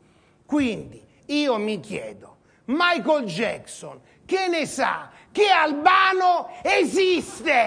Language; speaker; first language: Italian; native; Italian